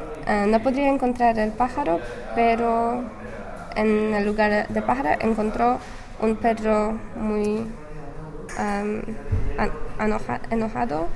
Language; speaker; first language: Spanish; non-native, fluent; English